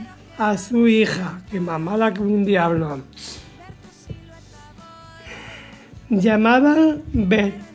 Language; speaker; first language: Spanish; native; Spanish